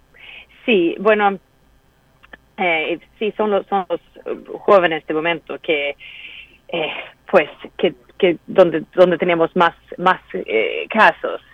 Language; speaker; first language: Spanish; non-native, fluent; Swedish